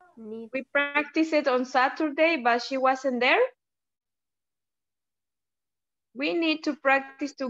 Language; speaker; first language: English; non-native, learner; Spanish